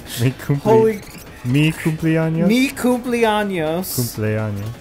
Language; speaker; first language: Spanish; non-native, learner; English